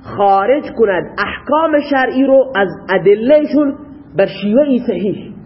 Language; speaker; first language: Persian; non-native, local second language; Baluchi